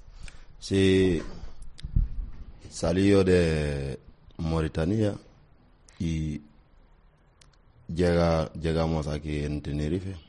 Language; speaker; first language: Spanish; non-native, learner; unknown